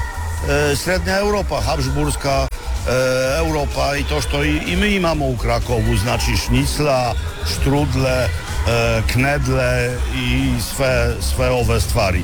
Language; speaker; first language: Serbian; non-native, fluent; Polish